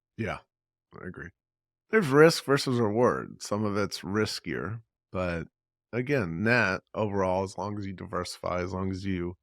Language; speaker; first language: English; native; English